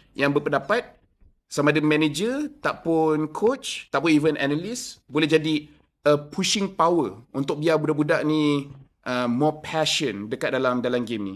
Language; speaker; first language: Malay; non-native, local second language; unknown